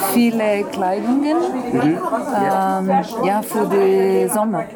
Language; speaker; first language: German; non-native, learner; Italian